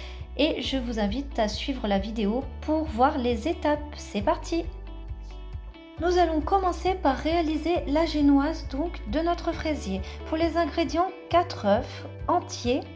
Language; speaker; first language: French; native; French